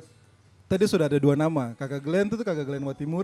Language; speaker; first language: Indonesian; native; Indonesian